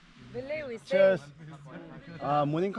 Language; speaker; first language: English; non-native, learner; Korean